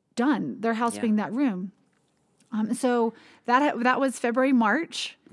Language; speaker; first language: English; native; English